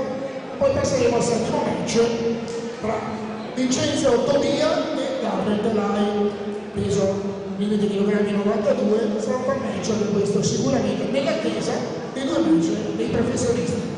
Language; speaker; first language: Italian; native; Italian